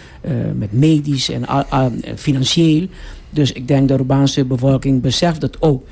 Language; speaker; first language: Dutch; non-native, local second language; Papiamento